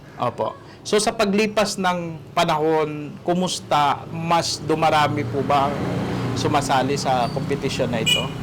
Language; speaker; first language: Filipino; non-native, local second language; Hiligaynon